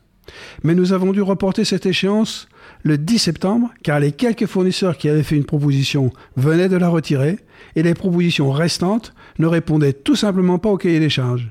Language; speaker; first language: French; native; French